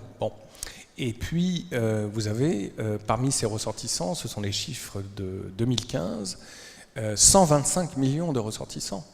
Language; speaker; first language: French; native; French